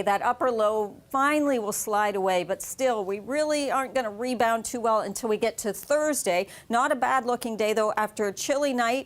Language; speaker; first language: English; native; English